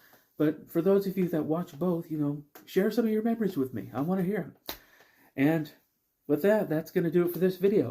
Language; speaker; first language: English; native; English